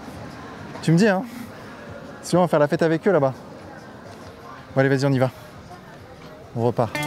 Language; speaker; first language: French; native; French